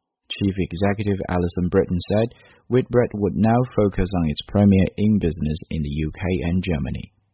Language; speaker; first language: English; non-native, fluent; Chinese